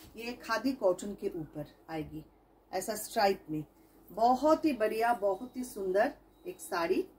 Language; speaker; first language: Hindi; non-native, local second language; Bangla